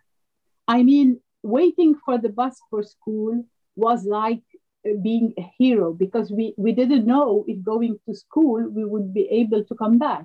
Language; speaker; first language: English; non-native, fluent; French